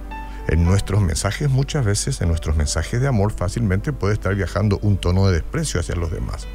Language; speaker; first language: Spanish; native; Spanish